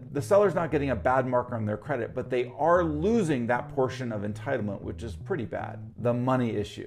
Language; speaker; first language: English; native; English